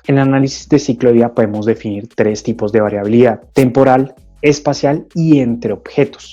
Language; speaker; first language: Spanish; native; Spanish